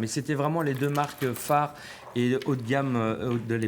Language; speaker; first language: French; native; French